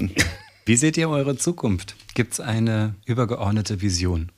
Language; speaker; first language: German; native; German